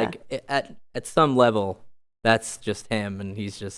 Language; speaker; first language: English; native; English